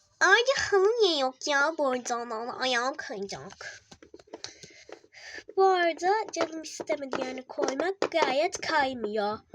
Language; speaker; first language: Turkish; native; Turkish